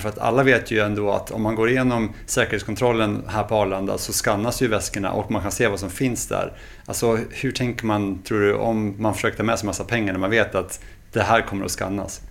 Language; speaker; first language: Swedish; native; Swedish